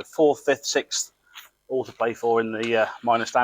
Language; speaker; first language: English; native; English